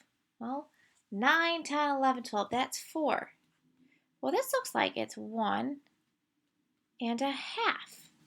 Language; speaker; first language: English; native; English